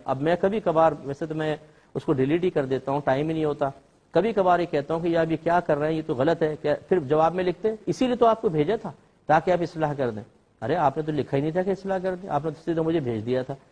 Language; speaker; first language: Urdu; native; Urdu